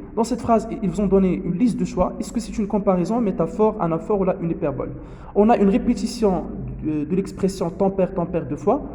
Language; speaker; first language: French; non-native, local second language; Arabic